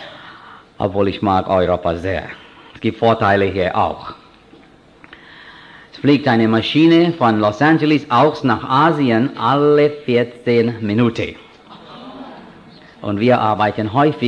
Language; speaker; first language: German; non-native, fluent; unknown